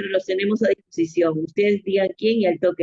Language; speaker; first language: Spanish; native; Spanish